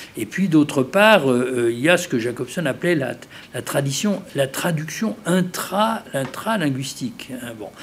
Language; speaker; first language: French; native; French